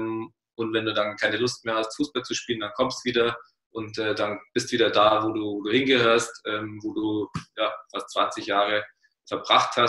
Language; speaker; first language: German; native; German